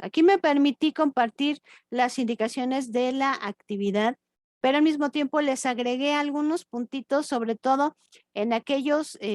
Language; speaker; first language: Spanish; native; Spanish